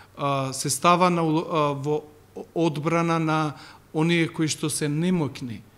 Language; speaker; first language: Macedonian; non-native, local second language; Albanian